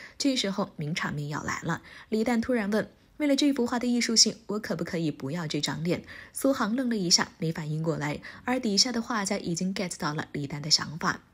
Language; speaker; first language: Chinese; native; Chinese